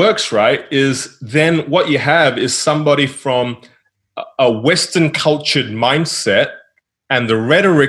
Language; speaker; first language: English; native; English